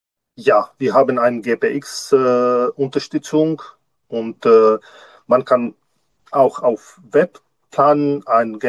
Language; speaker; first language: German; non-native, learner; Czech